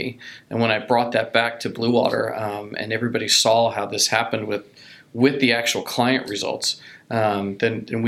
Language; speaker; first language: English; native; English